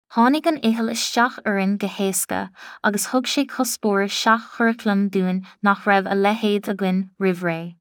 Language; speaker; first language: Irish; non-native, local second language; English